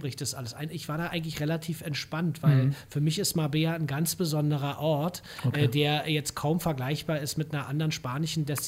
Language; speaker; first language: German; native; German